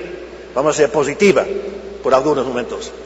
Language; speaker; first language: Spanish; non-native, fluent; English